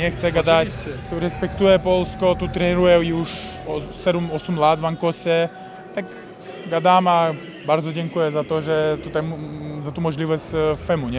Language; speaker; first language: Polish; non-native, learner; Uzbek